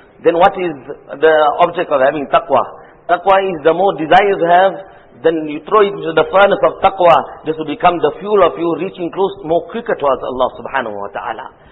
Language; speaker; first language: English; native; English